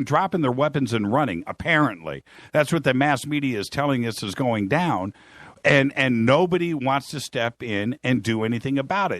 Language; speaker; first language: English; native; English